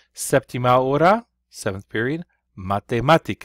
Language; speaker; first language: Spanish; non-native, fluent; English